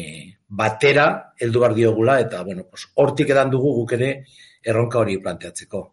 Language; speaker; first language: Basque; native; Basque